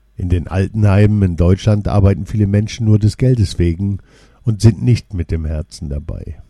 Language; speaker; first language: German; non-native, fluent; Portuguese